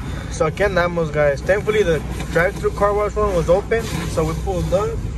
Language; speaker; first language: English; early bilingual, other home language; Spanish